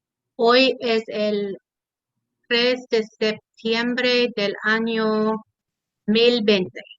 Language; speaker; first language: Spanish; non-native, learner; English